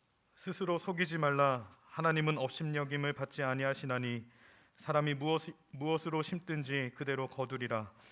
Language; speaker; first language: Korean; native; Korean